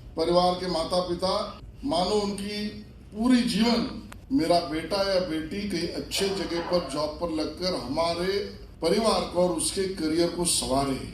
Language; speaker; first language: Hindi; non-native, local second language; Marathi